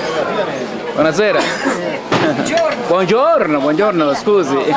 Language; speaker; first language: Italian; non-native, learner; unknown